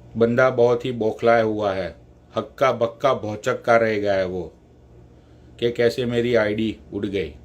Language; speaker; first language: Hindi; native; Hindi